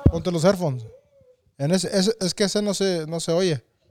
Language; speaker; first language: Spanish; early bilingual, heritage; Spanish